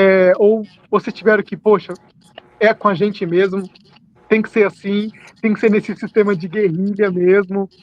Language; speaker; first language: Portuguese; native; Portuguese